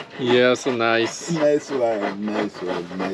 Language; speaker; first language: English; non-native, learner; Korean